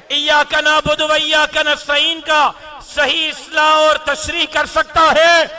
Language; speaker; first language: Urdu; non-native, local second language; Sindhi